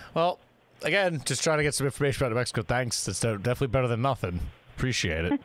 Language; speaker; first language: English; native; English